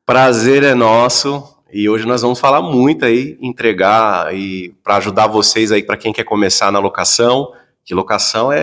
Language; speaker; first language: Portuguese; native; Portuguese